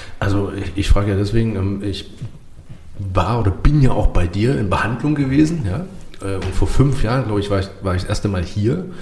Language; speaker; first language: German; native; German